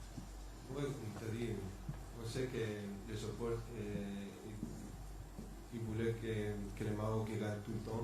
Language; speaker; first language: French; non-native, fluent; Spanish